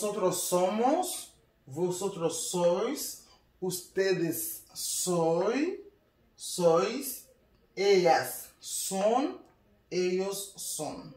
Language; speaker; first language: Spanish; non-native, learner; Haitian Creole